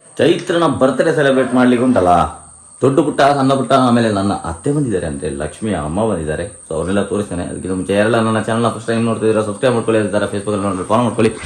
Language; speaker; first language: Kannada; native; Kannada